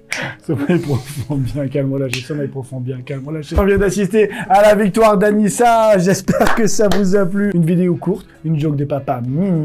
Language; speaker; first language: French; native; French